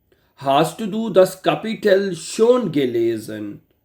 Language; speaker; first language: German; non-native, fluent; Urdu